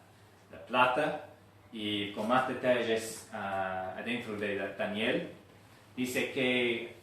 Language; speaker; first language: Spanish; non-native, fluent; English